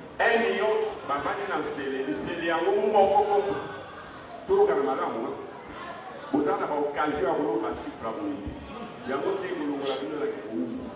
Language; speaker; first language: Lingala; non-native, local second language; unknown